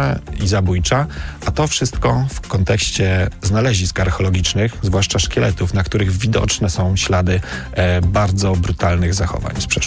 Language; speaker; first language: Polish; native; Polish